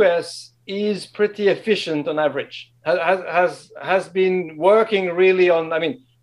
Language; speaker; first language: English; non-native, fluent; French